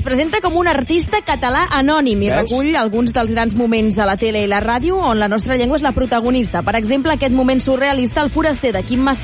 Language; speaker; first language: Catalan; native; Catalan